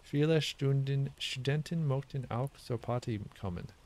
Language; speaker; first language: German; non-native, learner; English